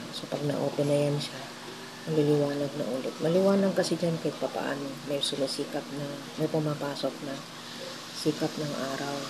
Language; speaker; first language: Filipino; native; Filipino